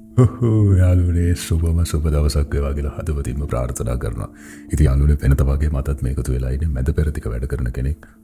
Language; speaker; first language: Sinhala; non-native, local second language; Tamil